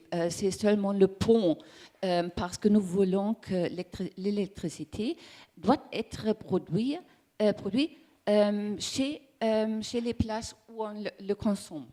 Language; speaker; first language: French; non-native, learner; German